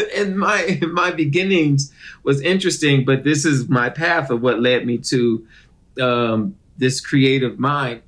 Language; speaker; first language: English; native; English